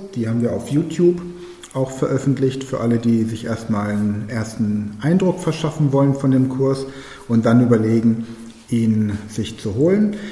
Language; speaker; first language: German; native; German